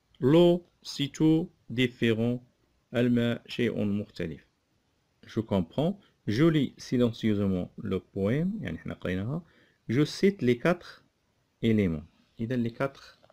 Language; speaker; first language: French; non-native, local second language; Arabic